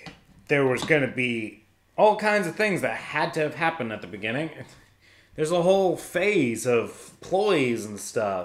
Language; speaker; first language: English; native; English